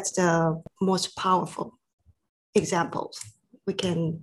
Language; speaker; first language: English; non-native, fluent; Korean